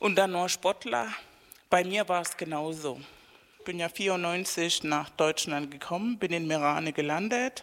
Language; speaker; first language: German; non-native, fluent; Spanish